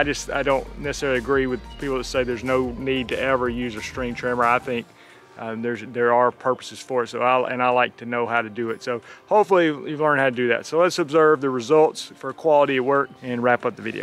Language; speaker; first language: English; native; English